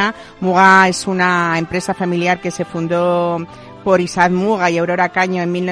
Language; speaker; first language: Spanish; native; Spanish